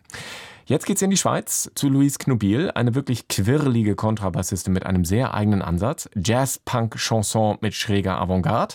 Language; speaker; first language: German; native; German